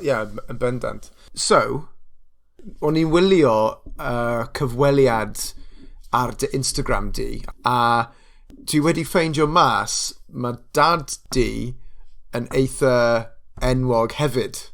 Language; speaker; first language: Welsh; non-native, local second language; English